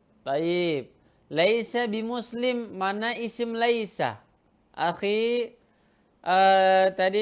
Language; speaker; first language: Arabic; non-native, fluent; Indonesian